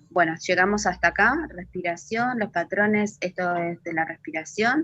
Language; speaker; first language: Spanish; native; Spanish